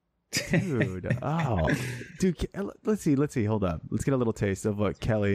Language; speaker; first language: English; native; English